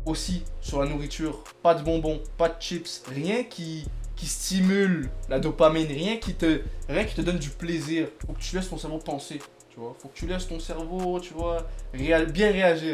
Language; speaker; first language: French; native; French